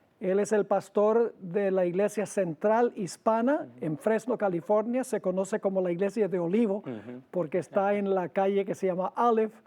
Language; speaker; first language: Spanish; native; Spanish